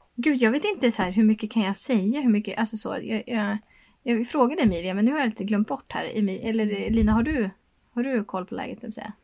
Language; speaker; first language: Swedish; native; Swedish